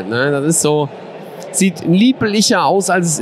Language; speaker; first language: German; native; German